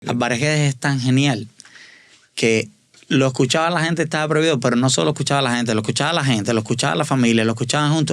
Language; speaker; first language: Spanish; native; Spanish